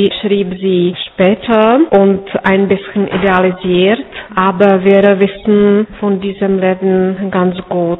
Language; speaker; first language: German; non-native, fluent; Czech